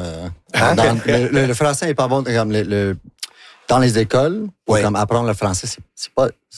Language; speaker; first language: French; non-native, local second language; English